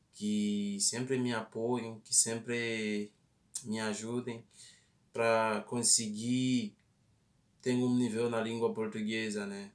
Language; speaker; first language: Portuguese; non-native, fluent; Haitian Creole